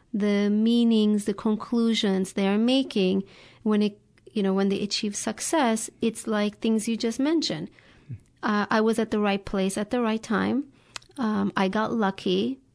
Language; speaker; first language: English; non-native, fluent; Turkish